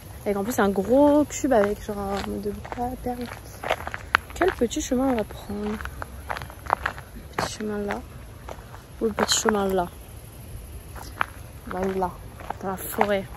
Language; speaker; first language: French; native; French